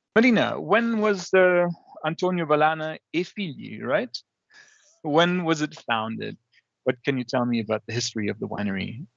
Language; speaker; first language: English; non-native, fluent; German